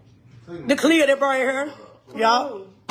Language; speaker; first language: English; native; English